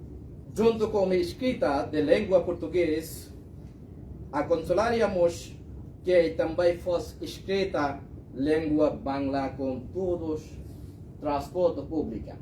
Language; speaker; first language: Portuguese; non-native, learner; Bangla